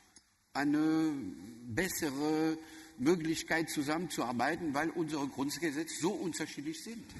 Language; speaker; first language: German; non-native, learner; French